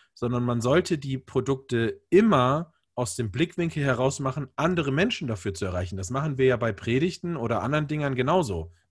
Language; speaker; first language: German; native; German